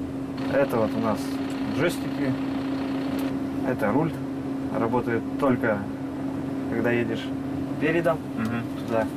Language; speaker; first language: Russian; native; Russian